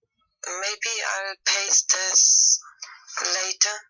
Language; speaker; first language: English; non-native, fluent; German